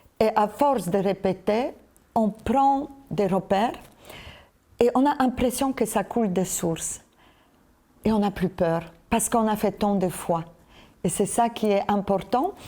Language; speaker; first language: French; non-native, fluent; Polish